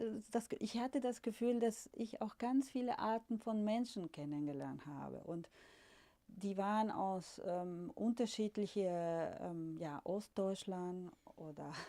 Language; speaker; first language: German; non-native, fluent; Spanish